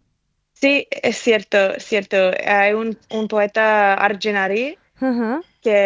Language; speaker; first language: Spanish; early bilingual, heritage; English